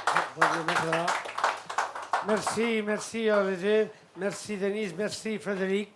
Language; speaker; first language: French; non-native, fluent; Catalan